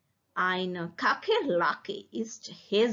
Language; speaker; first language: German; non-native, learner; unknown